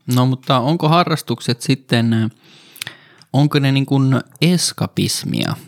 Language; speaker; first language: Finnish; native; Finnish